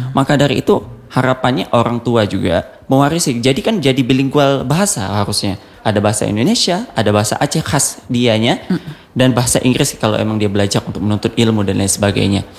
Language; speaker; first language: Indonesian; non-native, local second language; Achinese